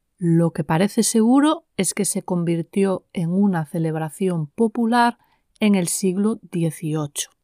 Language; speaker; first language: Spanish; native; Spanish